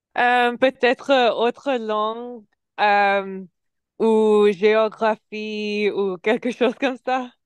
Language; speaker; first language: French; non-native, learner; English